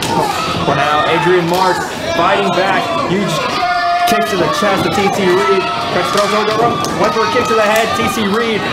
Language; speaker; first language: English; native; English